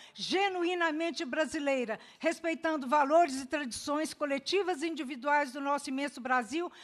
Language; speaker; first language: Portuguese; native; Portuguese